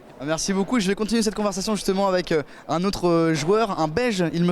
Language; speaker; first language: French; native; French